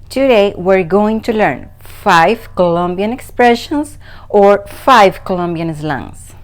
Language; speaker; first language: English; non-native, fluent; Spanish